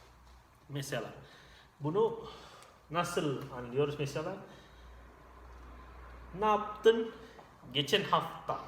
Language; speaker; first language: Turkish; non-native, fluent; Indonesian